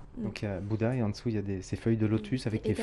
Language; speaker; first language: French; native; French